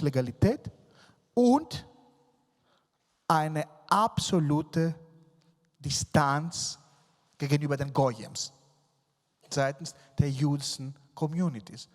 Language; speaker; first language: German; non-native, fluent; Greek